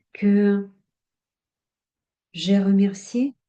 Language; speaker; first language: French; non-native, fluent; Russian